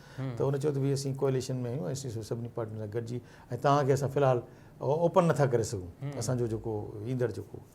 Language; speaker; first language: Sindhi; non-native, local second language; Urdu